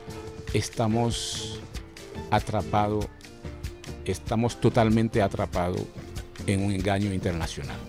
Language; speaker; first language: Spanish; non-native, fluent; Haitian Creole